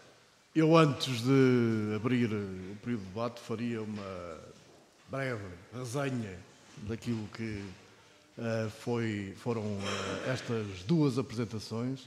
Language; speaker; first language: Portuguese; native; Portuguese